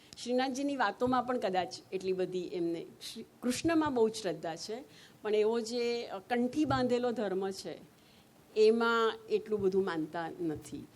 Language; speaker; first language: Gujarati; native; Gujarati